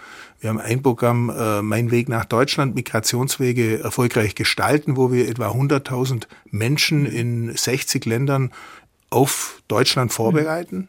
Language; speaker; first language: German; native; German